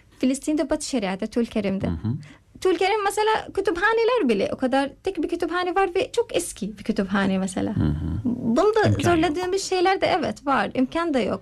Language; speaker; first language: Turkish; non-native, learner; Arabic